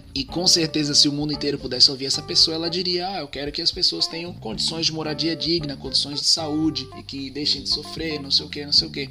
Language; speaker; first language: Portuguese; native; Portuguese